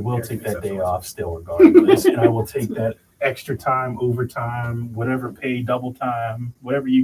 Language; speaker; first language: English; native; English